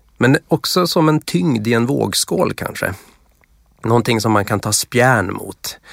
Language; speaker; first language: Swedish; native; Swedish